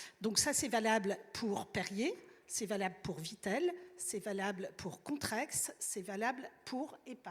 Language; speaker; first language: French; native; French